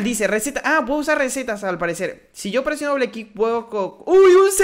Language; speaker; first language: Spanish; native; Spanish